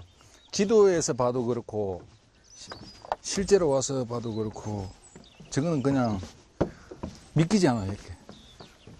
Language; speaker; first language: Korean; native; Korean